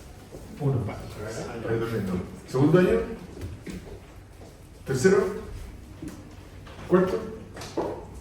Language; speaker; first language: Spanish; native; Spanish